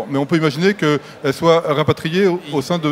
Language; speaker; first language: French; native; French